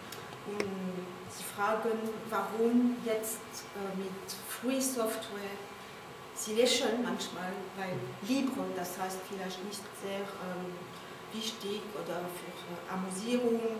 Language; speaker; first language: German; non-native, learner; French